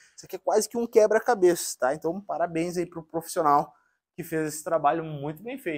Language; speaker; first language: Portuguese; native; Portuguese